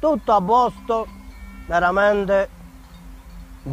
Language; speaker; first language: Italian; non-native, learner; Swiss German